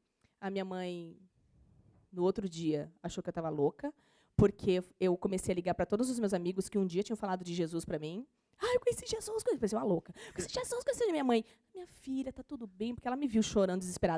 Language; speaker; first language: Portuguese; native; Portuguese